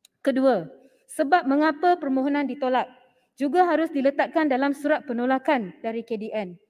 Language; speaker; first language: Malay; non-native, local second language; Tamil